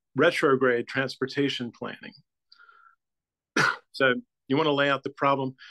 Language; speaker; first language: English; native; English